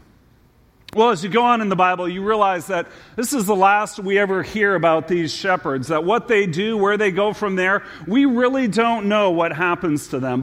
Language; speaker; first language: English; native; English